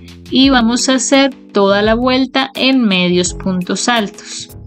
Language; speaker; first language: Spanish; native; Spanish